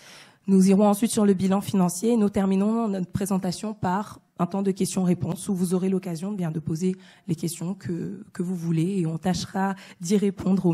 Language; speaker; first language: French; native; French